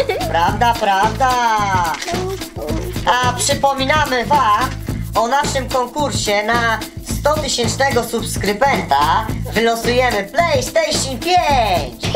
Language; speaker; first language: Polish; native; Polish